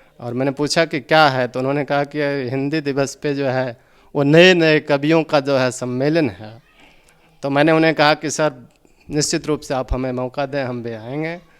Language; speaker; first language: Hindi; native; Hindi